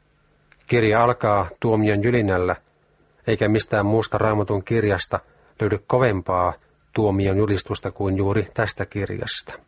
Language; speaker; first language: Finnish; native; Finnish